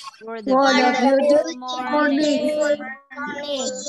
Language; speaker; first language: English; non-native, learner; Indonesian